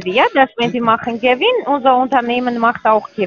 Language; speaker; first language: German; non-native, learner; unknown